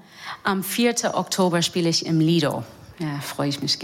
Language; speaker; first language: German; non-native, learner; English